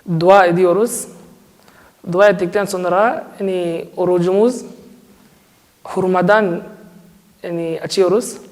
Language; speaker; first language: Turkish; non-native, learner; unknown